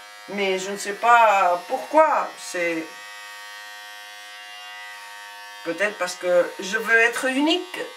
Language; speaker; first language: French; non-native, fluent; Spanish